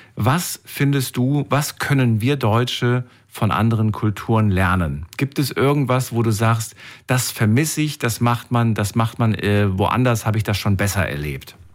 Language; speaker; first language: German; native; German